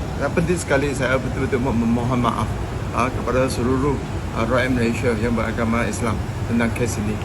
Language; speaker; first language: Malay; non-native, local second language; Chinese